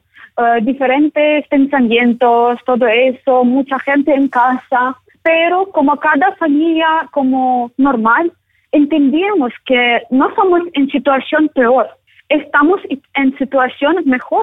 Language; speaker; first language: Spanish; non-native, learner; Ukrainian